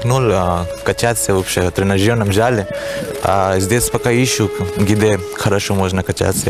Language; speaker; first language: Russian; non-native, learner; Hindi